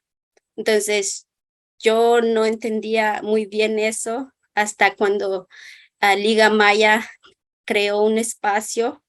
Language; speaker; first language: Spanish; non-native, local second language; Kʼicheʼ